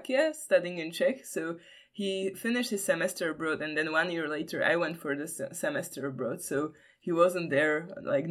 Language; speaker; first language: English; non-native, fluent; Slovak